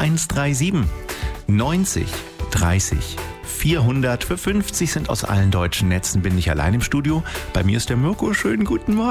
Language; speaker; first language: German; native; German